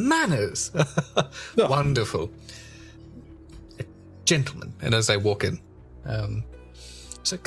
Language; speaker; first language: English; native; English